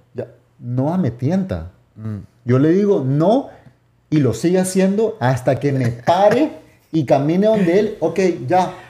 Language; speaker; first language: Spanish; native; Spanish